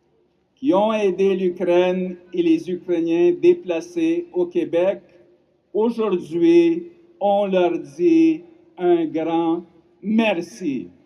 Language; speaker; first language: French; non-native, local second language; Ukrainian